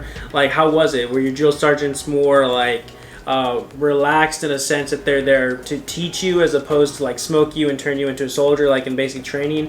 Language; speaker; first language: English; native; English